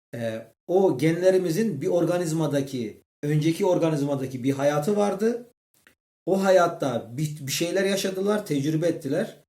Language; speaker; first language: Turkish; early bilingual, heritage; Turkish